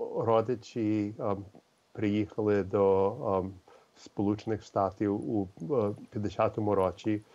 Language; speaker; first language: Ukrainian; early bilingual, heritage; Ukrainian